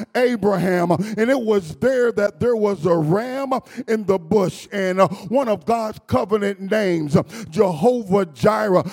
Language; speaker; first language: English; native; English